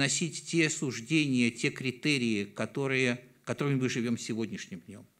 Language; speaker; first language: Russian; native; Russian